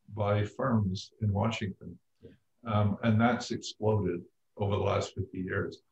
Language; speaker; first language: English; native; English